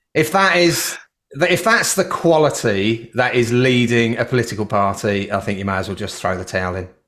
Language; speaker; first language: English; native; English